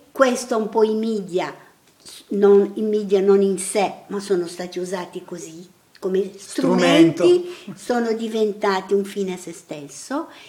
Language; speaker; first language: Italian; non-native, fluent; Portuguese